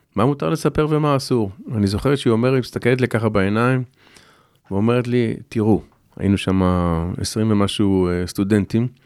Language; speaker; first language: Hebrew; native; Hebrew